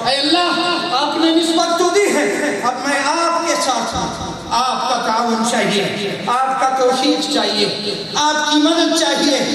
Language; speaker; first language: Urdu; non-native, local second language; Pashto